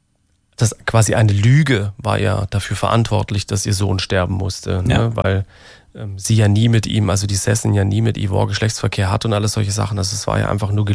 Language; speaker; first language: German; native; German